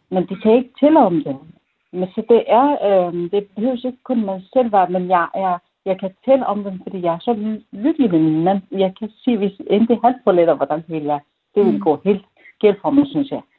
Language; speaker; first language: Danish; non-native, fluent; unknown